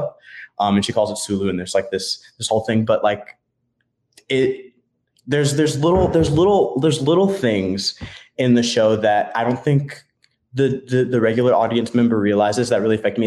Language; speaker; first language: English; native; English